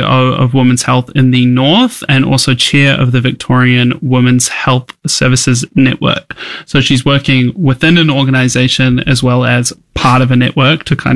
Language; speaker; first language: English; native; English